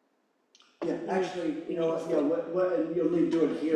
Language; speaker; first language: English; native; English